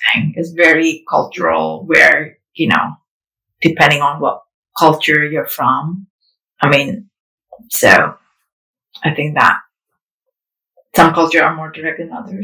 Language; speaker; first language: English; non-native, fluent; Indonesian